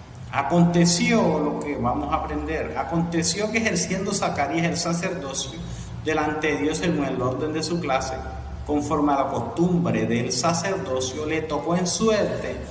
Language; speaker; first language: Spanish; native; Spanish